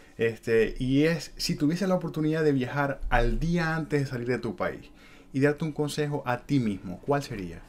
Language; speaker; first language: Spanish; native; Spanish